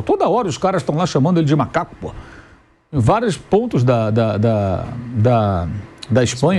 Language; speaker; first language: Portuguese; native; Portuguese